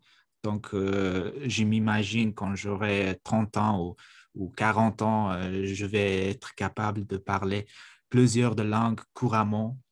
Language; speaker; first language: French; non-native, fluent; Mongolian